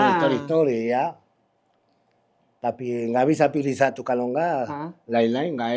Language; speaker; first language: Indonesian; non-native, fluent; Spanish